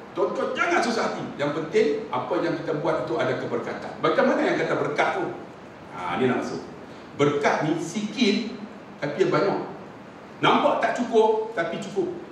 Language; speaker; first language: Malay; native; Malay